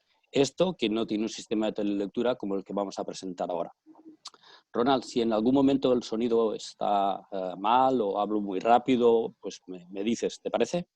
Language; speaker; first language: Spanish; native; Spanish